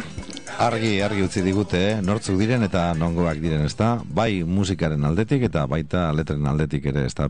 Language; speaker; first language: Basque; native; Basque